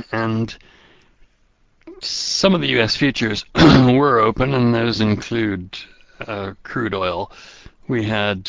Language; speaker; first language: English; native; English